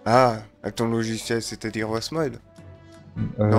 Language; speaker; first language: French; native; French